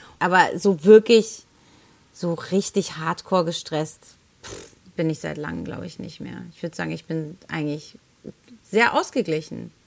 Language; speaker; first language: German; early bilingual, other home language; Spanish